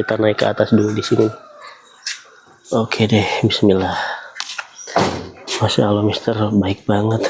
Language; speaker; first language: Indonesian; native; Indonesian